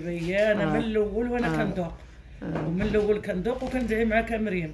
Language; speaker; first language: Arabic; native; Arabic